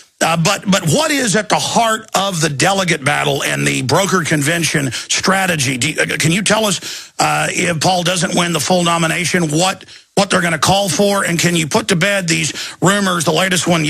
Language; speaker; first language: English; native; English